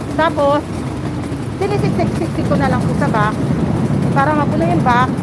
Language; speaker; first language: Filipino; native; Filipino